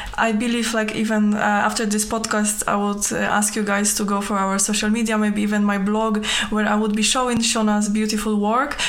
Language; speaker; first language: English; non-native, fluent; Polish